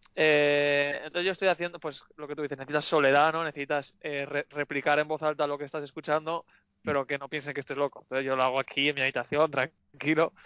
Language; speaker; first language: Spanish; native; Spanish